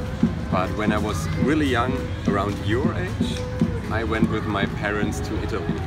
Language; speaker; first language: English; non-native, fluent; German